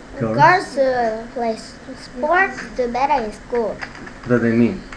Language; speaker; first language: English; non-native, learner; Korean